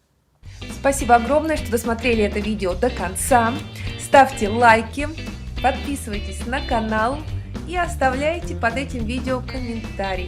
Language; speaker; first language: Russian; native; Russian